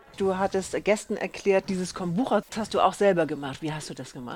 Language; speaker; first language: German; native; German